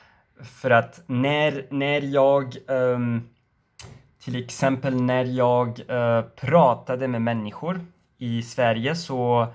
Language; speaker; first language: Swedish; non-native, learner; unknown